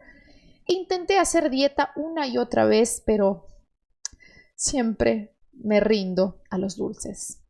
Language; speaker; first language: Spanish; non-native, fluent; Portuguese